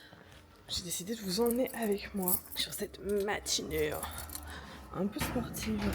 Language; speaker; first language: French; native; French